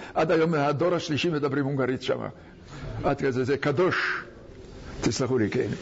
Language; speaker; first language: Hebrew; non-native, fluent; Hungarian